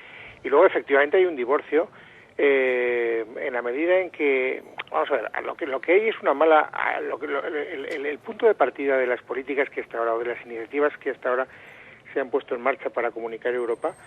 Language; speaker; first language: Spanish; native; Spanish